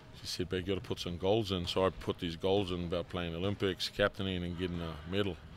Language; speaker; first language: English; native; English